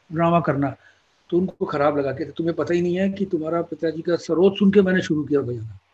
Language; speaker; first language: Hindi; non-native, local second language; Bangla